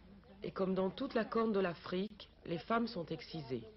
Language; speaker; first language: French; native; French